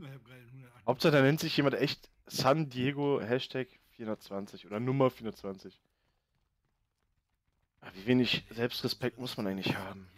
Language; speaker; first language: German; native; German